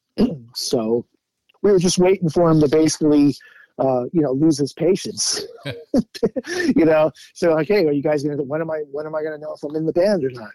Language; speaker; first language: English; native; English